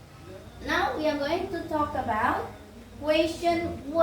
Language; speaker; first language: English; non-native, fluent; Indonesian